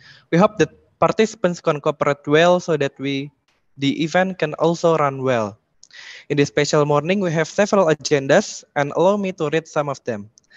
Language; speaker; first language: English; non-native, fluent; Indonesian